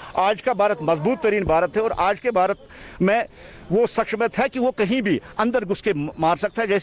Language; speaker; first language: Hindi; non-native, local second language; Kashmiri